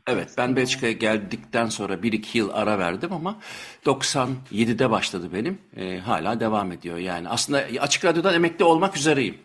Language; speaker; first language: Turkish; native; Turkish